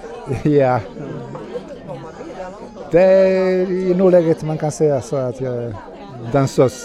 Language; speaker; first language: Swedish; non-native, fluent; Polish